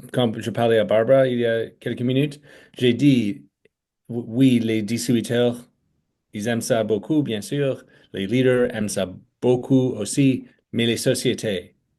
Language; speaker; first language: French; non-native, fluent; English